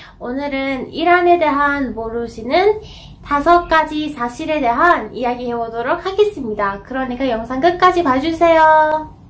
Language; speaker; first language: Korean; non-native, fluent; Persian